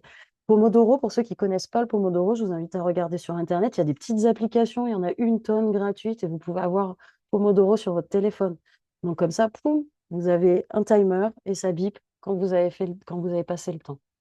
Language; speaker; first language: French; native; French